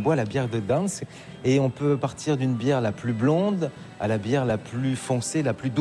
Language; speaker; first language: French; native; French